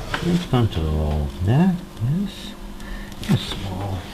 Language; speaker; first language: English; non-native, learner; Russian